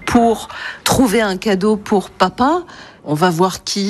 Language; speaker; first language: French; native; French